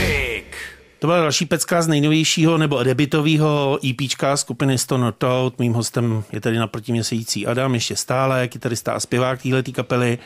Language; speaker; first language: Czech; native; Czech